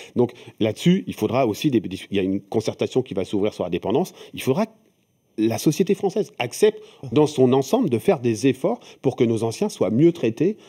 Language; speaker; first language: French; native; French